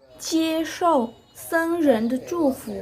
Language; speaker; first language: Chinese; non-native, fluent; Thai